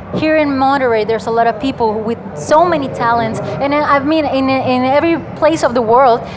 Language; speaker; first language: English; non-native, fluent; Spanish